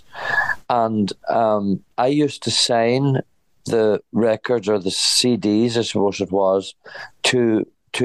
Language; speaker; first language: English; native; English